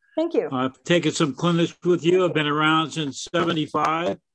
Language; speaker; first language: English; native; English